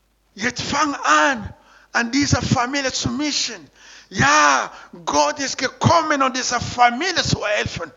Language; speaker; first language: German; non-native, learner; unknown